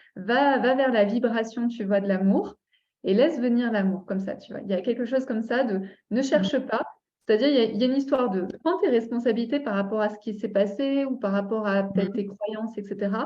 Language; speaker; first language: French; native; French